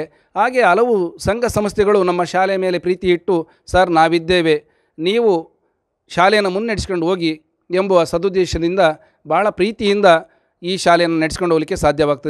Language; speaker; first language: Kannada; native; Kannada